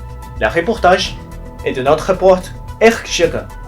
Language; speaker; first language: French; non-native, learner; Portuguese